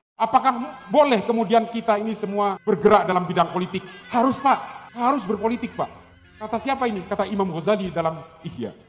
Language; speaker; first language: Indonesian; non-native, local second language; Madurese